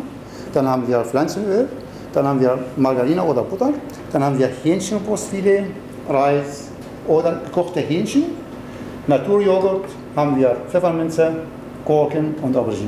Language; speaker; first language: German; non-native, fluent; Arabic